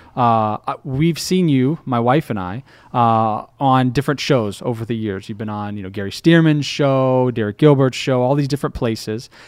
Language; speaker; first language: English; native; English